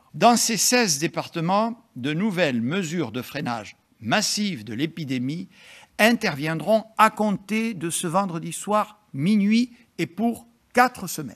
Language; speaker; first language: French; native; French